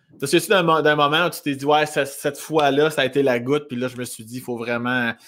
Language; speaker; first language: French; native; French